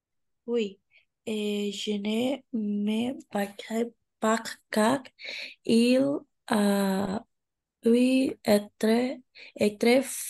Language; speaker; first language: French; non-native, learner; Spanish